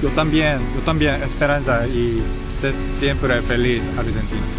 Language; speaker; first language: Spanish; non-native, learner; Korean